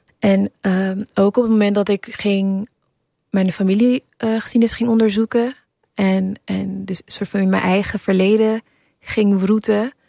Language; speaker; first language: Dutch; early bilingual, other home language; English